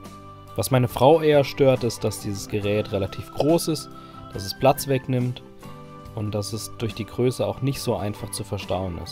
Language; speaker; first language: German; native; German